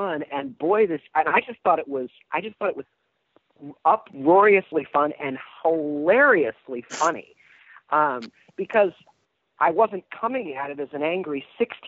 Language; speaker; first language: English; native; English